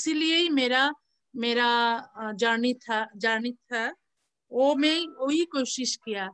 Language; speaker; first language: Hindi; non-native, learner; Bangla